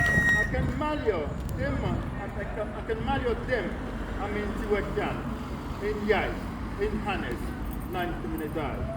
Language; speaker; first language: Welsh; non-native, fluent; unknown